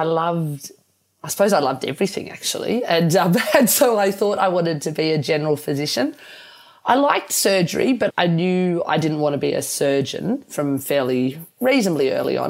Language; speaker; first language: English; native; English